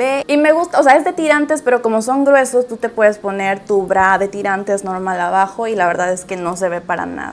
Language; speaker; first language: Spanish; native; Spanish